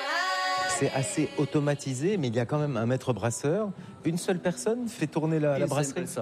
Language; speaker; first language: French; native; French